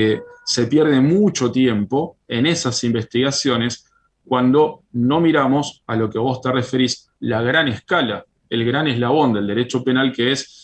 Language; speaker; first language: Spanish; native; Spanish